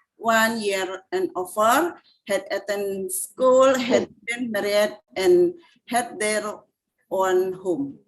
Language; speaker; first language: English; non-native, fluent; Indonesian